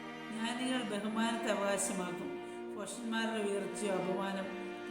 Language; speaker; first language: Malayalam; native; Malayalam